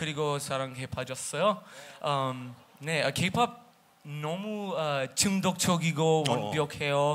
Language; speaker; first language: Korean; non-native, learner; English